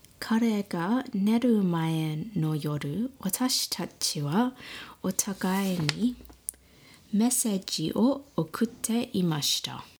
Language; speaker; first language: Japanese; non-native, learner; English